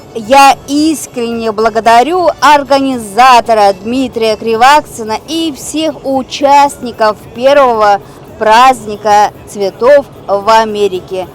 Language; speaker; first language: Russian; non-native, local second language; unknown